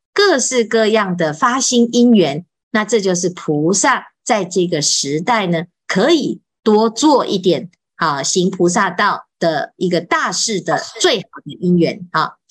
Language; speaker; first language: Chinese; native; Chinese